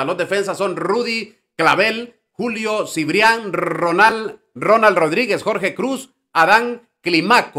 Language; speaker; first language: Spanish; native; Spanish